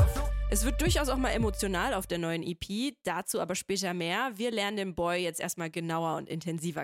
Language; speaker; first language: German; native; German